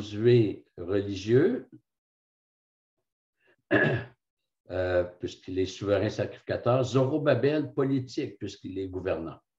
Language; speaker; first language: French; native; French